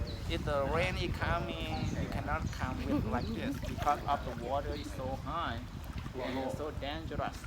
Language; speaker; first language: English; non-native, learner; Thai